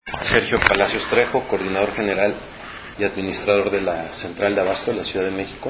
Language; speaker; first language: Spanish; native; Spanish